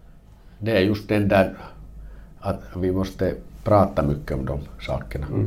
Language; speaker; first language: Swedish; non-native, learner; Finnish